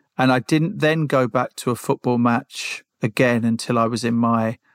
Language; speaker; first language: English; native; English